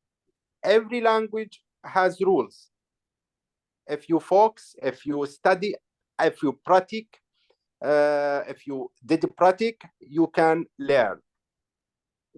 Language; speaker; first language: English; non-native, learner; Arabic